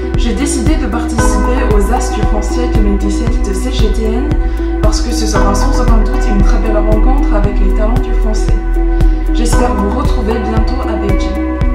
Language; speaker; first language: French; non-native, fluent; Chinese